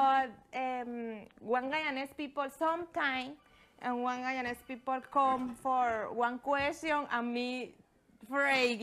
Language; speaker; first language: English; non-native, learner; Spanish